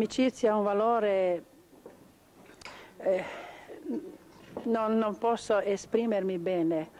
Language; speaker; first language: Italian; non-native, local second language; Croatian